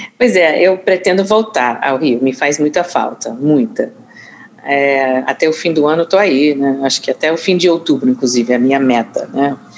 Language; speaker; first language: Portuguese; non-native, fluent; English